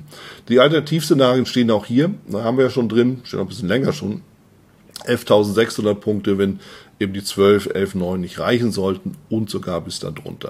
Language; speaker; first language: German; native; German